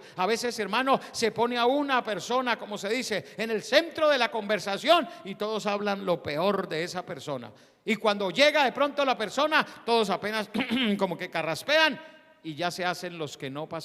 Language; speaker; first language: Spanish; native; Spanish